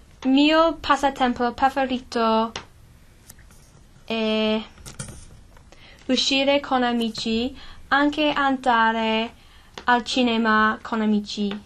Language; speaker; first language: Italian; non-native, learner; English